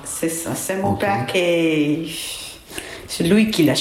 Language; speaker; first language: French; non-native, learner; Albanian